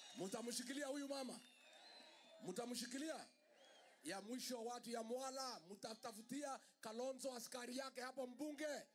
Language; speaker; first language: Swahili; non-native, local second language; Kikuyu